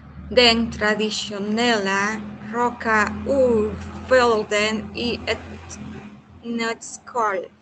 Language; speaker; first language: Swedish; non-native, learner; Spanish